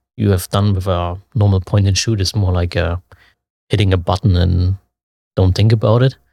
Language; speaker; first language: English; non-native, fluent; German